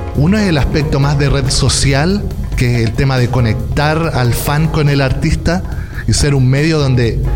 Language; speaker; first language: Spanish; native; Spanish